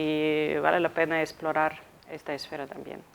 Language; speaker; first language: Spanish; non-native, fluent; Ukrainian